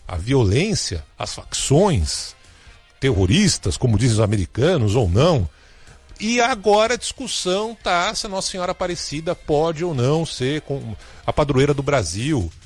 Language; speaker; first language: Portuguese; native; Portuguese